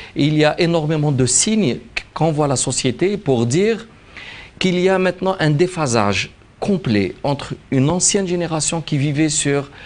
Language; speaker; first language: French; non-native, local second language; Arabic